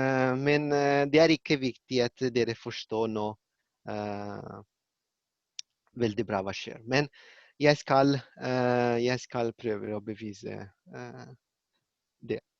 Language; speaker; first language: Norwegian; non-native, learner; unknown